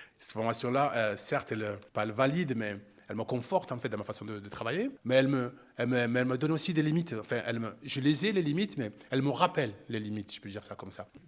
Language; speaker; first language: French; native; French